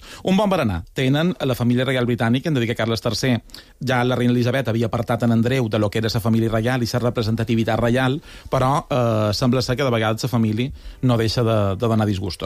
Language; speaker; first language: Catalan; native; Catalan